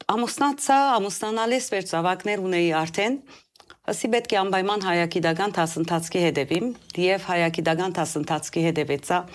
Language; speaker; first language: Armenian; early bilingual, heritage; Armenian